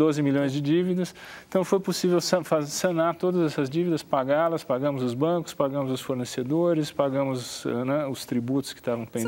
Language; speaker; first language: Portuguese; native; Portuguese